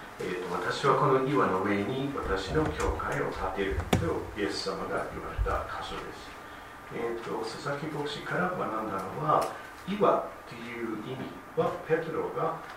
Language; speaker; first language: Japanese; non-native, fluent; English